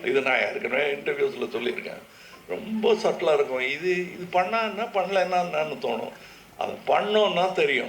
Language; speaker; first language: Tamil; native; Tamil